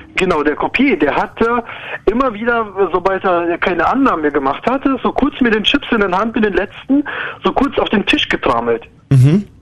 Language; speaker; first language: German; non-native, fluent; Ukrainian